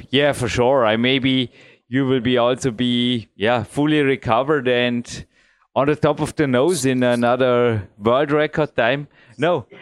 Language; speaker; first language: English; non-native, fluent; German